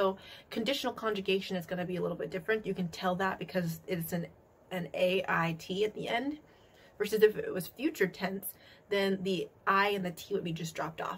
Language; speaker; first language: English; native; English